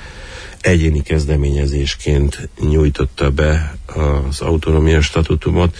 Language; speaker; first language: Hungarian; native; Hungarian